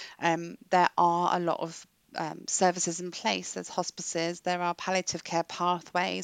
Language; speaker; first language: English; native; English